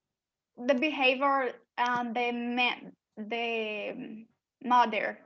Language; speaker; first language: English; non-native, learner; Portuguese